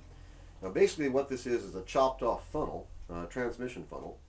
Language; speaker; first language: English; native; English